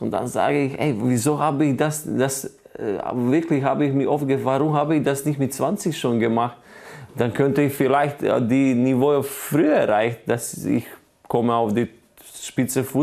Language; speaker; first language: German; non-native, fluent; Croatian